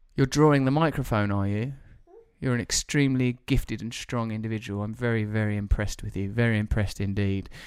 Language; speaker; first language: English; native; English